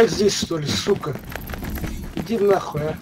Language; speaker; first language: Russian; native; Russian